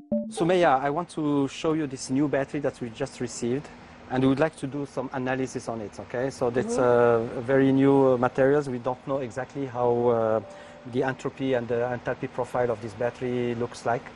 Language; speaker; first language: English; non-native, fluent; Arabic